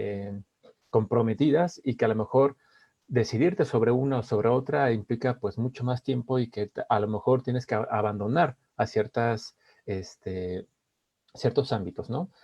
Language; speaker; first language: Spanish; native; Spanish